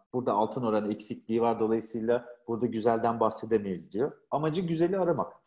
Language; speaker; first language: Turkish; native; Turkish